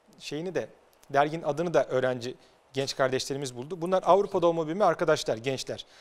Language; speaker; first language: Turkish; native; Turkish